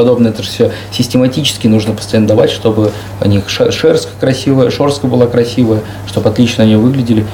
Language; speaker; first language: Russian; native; Russian